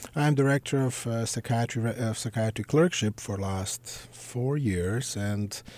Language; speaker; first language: English; non-native, fluent; Serbian